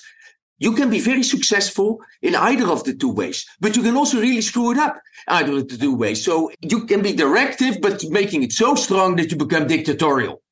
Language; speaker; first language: English; non-native, fluent; Dutch